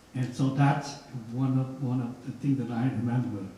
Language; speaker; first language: English; non-native, fluent; Hmong